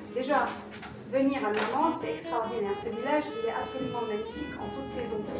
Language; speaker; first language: French; non-native, local second language; Arabic